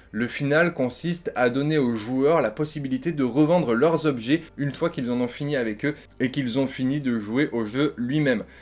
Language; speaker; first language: French; native; French